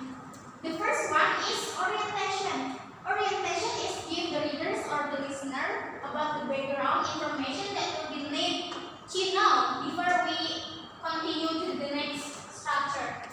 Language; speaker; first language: English; non-native, learner; Indonesian